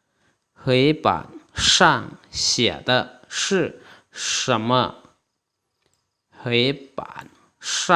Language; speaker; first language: Chinese; non-native, fluent; Lao